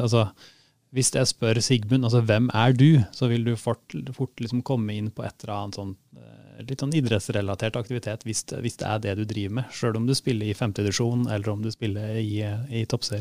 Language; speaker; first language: Norwegian; native; Norwegian